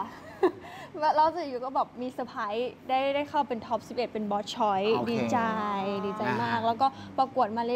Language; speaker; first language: Thai; native; Thai